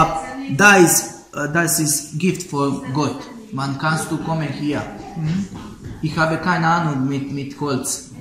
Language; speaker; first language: German; non-native, learner; Croatian